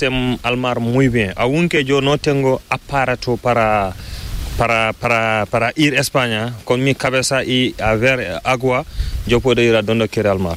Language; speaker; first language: Spanish; non-native, learner; Fula